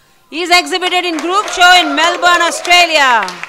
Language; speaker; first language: English; non-native, local second language; Marathi